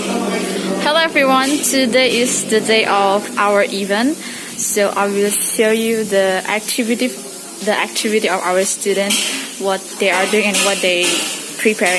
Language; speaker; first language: English; non-native, learner; Indonesian